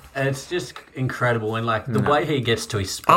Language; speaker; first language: English; native; English